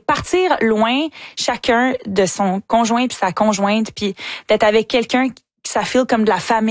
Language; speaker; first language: French; native; French